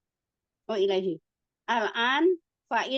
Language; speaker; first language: Arabic; non-native, learner; Indonesian